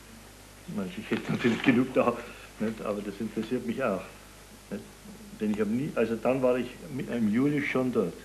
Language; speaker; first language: German; native; German